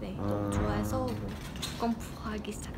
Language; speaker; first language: Korean; non-native, learner; Russian